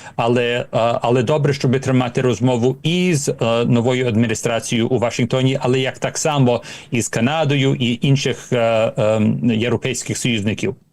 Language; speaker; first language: Ukrainian; early bilingual, heritage; Ukrainian